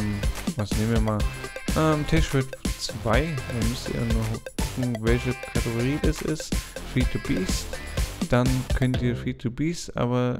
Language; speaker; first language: German; native; German